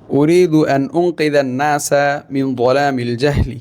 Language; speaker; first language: Arabic; non-native, learner; Bangla